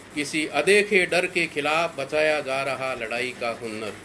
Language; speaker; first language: Hindi; native; Hindi